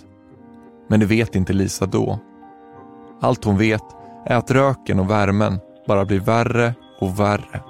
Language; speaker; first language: Swedish; native; Swedish